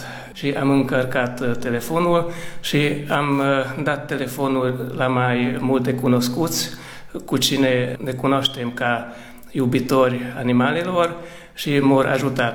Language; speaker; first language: Romanian; early bilingual, heritage; Romanian